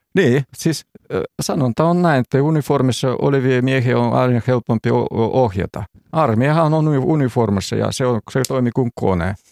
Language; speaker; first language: Finnish; non-native, fluent; Russian